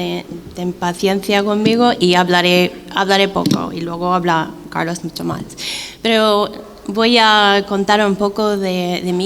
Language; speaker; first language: Spanish; non-native, fluent; English